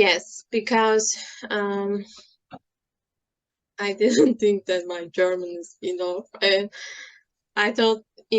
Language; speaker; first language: English; non-native, fluent; Turkish